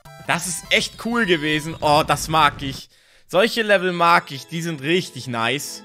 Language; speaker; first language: German; native; German